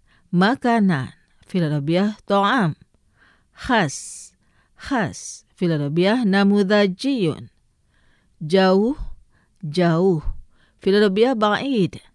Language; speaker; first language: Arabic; non-native, fluent; Indonesian